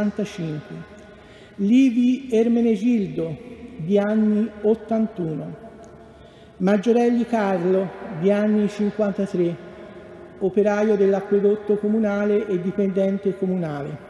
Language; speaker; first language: Italian; native; Italian